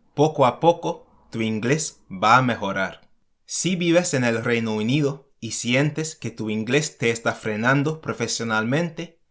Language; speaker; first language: Spanish; non-native, fluent; English